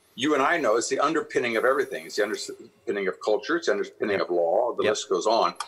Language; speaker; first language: English; native; English